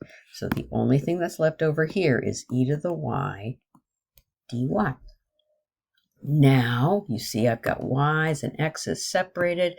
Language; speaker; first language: English; native; English